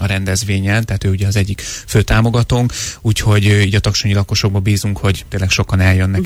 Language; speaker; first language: Hungarian; native; Hungarian